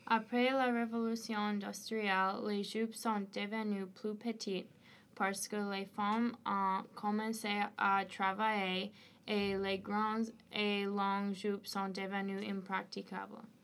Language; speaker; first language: French; non-native, learner; English